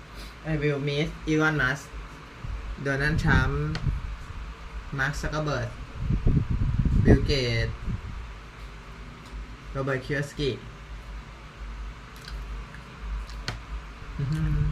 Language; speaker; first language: English; non-native, learner; Thai